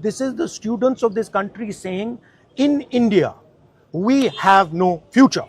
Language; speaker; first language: English; non-native, local second language; Hindi